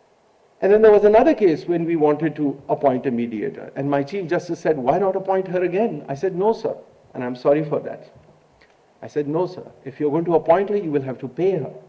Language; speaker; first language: English; non-native, local second language; Urdu